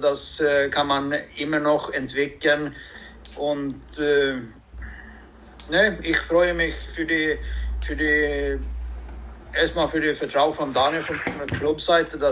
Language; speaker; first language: German; non-native, learner; Swedish